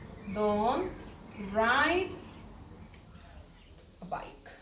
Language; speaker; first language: English; non-native, fluent; Spanish